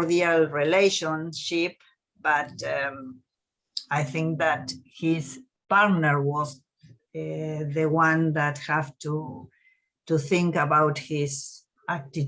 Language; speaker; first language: English; non-native, learner; Spanish